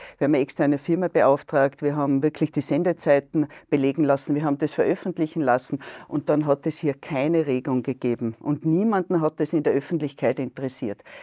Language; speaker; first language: German; native; German